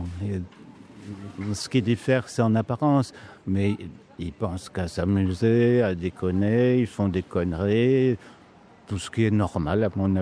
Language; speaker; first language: French; native; French